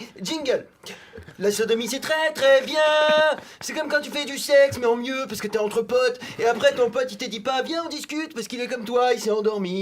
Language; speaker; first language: French; native; French